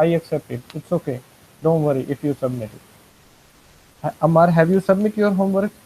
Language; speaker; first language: English; non-native, fluent; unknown